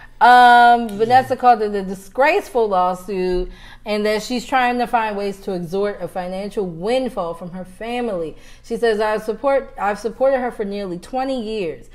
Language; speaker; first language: English; native; English